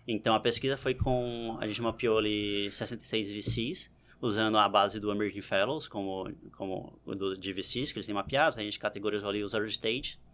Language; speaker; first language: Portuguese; native; Portuguese